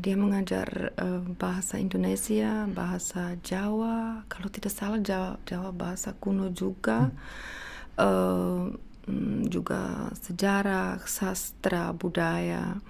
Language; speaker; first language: Indonesian; non-native, fluent; Czech